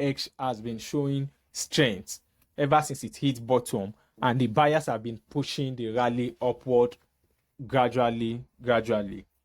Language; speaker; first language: English; native; English